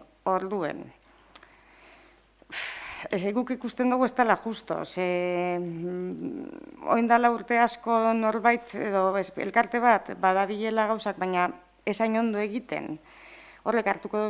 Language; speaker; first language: Basque; native; Basque